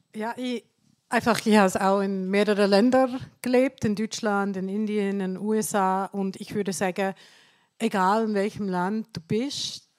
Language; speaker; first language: German; non-native, fluent; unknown